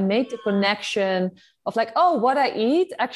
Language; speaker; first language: English; non-native, fluent; Dutch